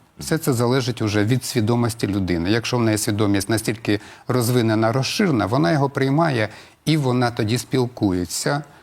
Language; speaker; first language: Ukrainian; non-native, local second language; Russian